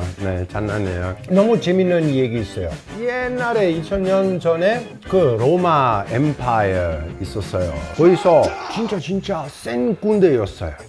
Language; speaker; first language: Korean; non-native, fluent; Italian